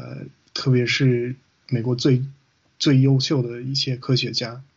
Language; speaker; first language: Chinese; non-native, fluent; English